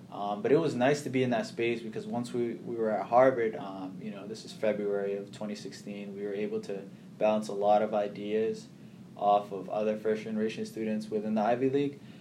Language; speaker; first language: English; early bilingual, other home language; Somali